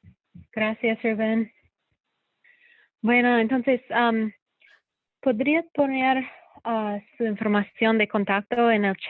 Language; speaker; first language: Spanish; non-native, fluent; English